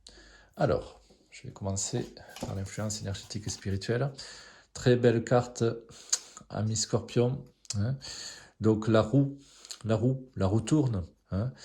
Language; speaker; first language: French; native; French